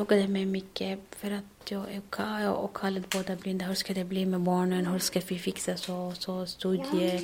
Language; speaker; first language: Swedish; non-native, learner; Arabic